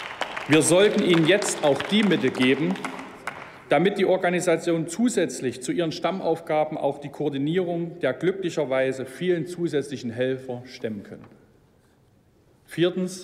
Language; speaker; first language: German; native; German